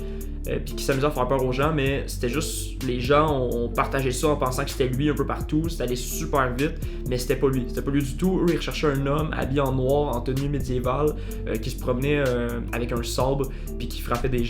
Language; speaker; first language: French; native; French